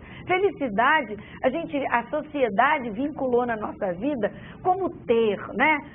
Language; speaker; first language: Portuguese; native; Portuguese